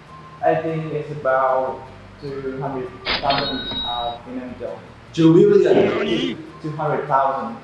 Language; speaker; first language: English; non-native, learner; Vietnamese